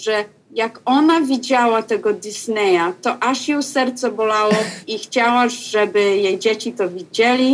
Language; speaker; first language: Polish; early bilingual, heritage; Polish